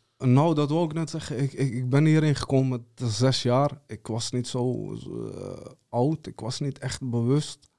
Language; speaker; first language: Dutch; early bilingual, other home language; Serbian